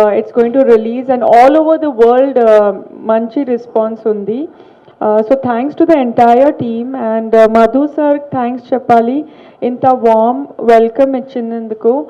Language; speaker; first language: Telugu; non-native, learner; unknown